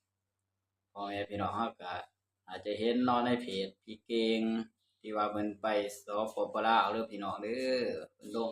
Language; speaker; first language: Thai; non-native, local second language; Lao